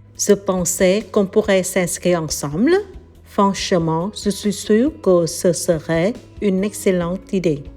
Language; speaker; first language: French; non-native, learner; Vietnamese